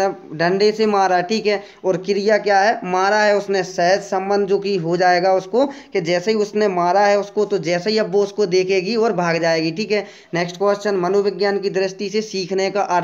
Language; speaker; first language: Hindi; native; Hindi